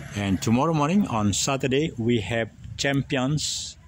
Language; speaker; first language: English; non-native, learner; Indonesian